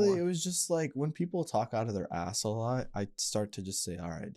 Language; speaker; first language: English; native; English